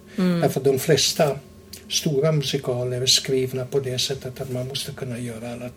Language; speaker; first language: Swedish; non-native, fluent; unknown